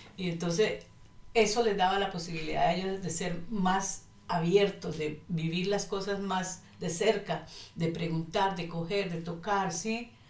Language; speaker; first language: Spanish; native; Spanish